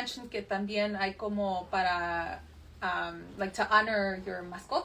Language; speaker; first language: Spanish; early bilingual, heritage; Spanish